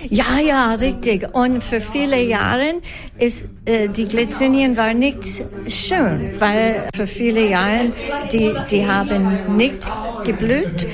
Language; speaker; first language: German; non-native, learner; English